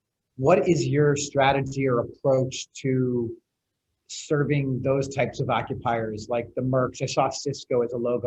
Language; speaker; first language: English; native; English